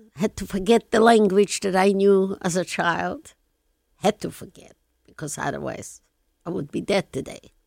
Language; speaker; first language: English; non-native, fluent; Polish